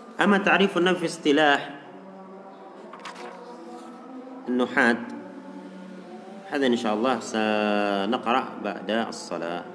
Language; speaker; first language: Arabic; non-native, fluent; Indonesian